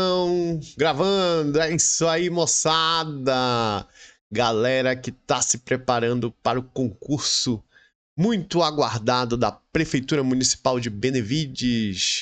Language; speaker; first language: Portuguese; native; Portuguese